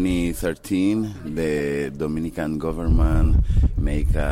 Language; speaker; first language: English; non-native, learner; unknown